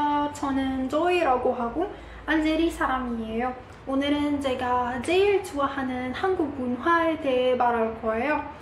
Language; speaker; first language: Korean; non-native, learner; Arabic